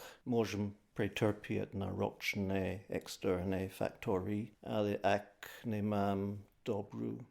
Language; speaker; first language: Slovak; non-native, fluent; English